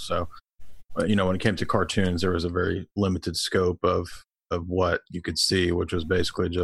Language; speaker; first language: English; native; English